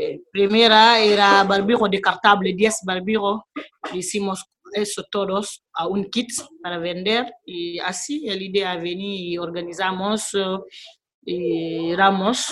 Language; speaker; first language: Spanish; non-native, learner; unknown